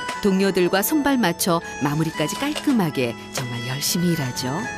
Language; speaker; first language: Korean; native; Korean